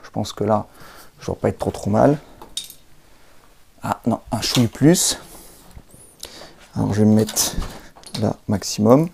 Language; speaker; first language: French; native; French